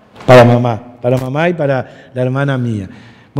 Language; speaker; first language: Spanish; native; Spanish